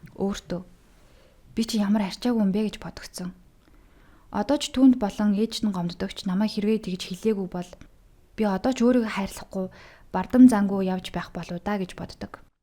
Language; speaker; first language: Mongolian; native; Mongolian